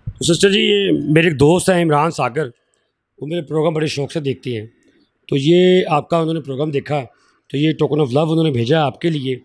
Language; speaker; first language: Urdu; non-native, local second language; Punjabi